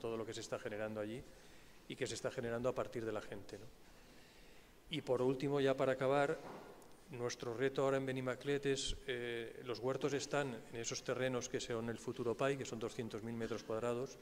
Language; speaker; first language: Spanish; native; Spanish